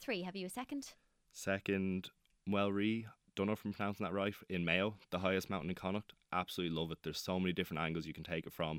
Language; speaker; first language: English; native; English